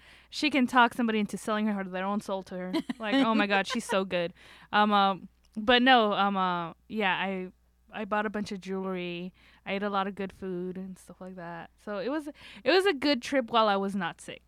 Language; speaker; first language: English; native; English